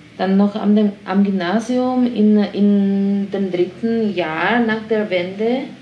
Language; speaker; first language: German; non-native, fluent; Slovak